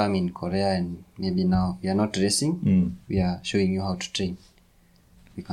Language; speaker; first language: English; non-native, local second language; Kikuyu